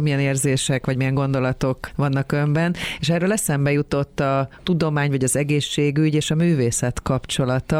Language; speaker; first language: Hungarian; native; Hungarian